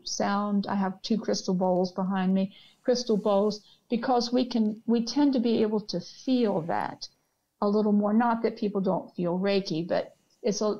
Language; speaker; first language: English; native; English